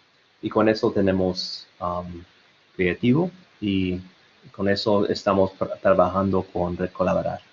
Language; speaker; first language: Spanish; non-native, learner; English